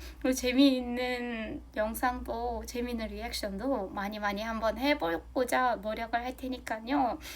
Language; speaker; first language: Korean; non-native, fluent; Mongolian